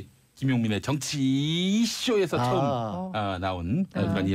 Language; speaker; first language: Korean; native; Korean